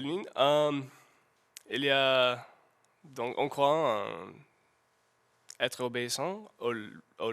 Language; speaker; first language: French; non-native, learner; English